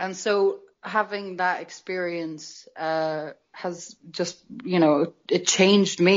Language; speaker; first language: English; native; English